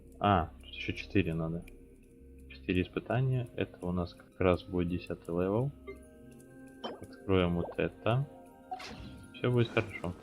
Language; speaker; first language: Russian; native; Russian